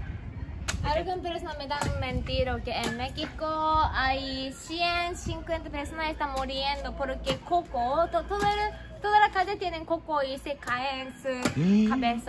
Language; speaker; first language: Spanish; non-native, learner; Japanese